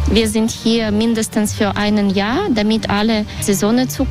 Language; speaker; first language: German; non-native, fluent; Belarusian